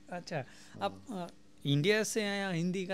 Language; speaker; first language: Hindi; non-native, learner; Bangla